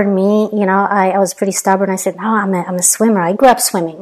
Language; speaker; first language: English; non-native, fluent; Polish